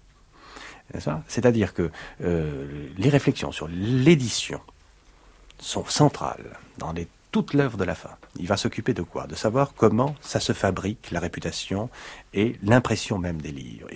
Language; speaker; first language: French; native; French